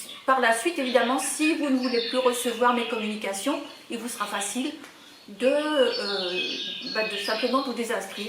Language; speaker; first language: French; native; French